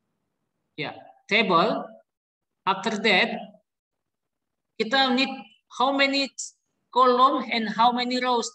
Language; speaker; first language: English; non-native, learner; Indonesian